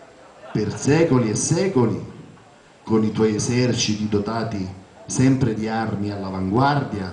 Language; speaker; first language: Italian; native; Italian